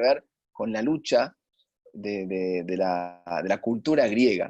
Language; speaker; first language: Spanish; native; Spanish